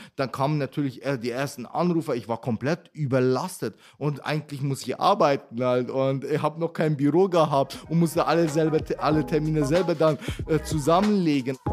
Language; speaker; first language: German; early bilingual, other home language; Arabic